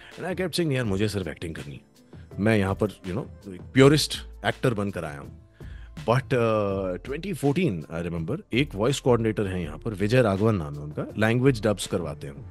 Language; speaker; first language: Hindi; native; Hindi